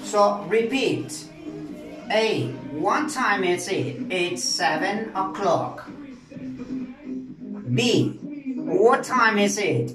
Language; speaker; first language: English; non-native, fluent; Spanish